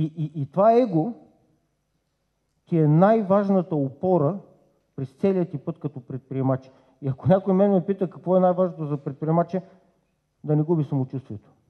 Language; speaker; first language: Bulgarian; native; Bulgarian